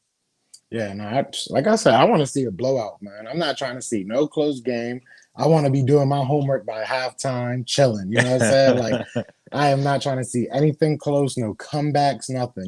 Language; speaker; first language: English; native; English